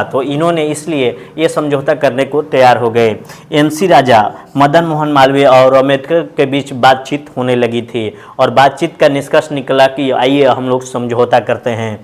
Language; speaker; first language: Hindi; native; Hindi